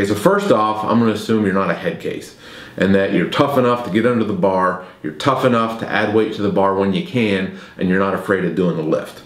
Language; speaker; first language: English; native; English